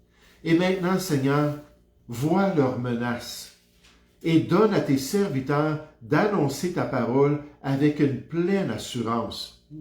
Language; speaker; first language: French; native; French